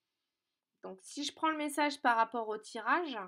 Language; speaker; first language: French; native; French